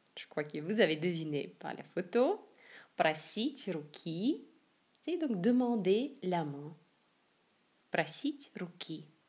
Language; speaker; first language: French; non-native, fluent; Russian